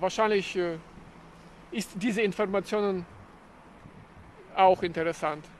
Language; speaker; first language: German; non-native, fluent; Russian